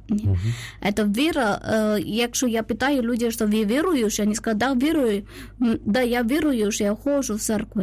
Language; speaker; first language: Ukrainian; non-native, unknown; Malayalam